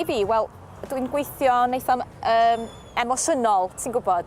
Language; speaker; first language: Welsh; native; Welsh